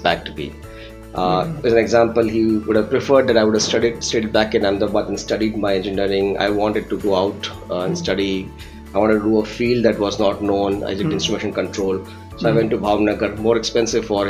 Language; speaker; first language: English; non-native, local second language; Gujarati